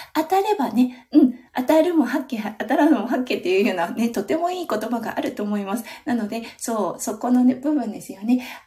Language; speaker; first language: Japanese; native; Japanese